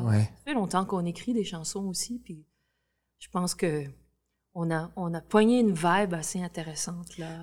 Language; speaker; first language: French; native; French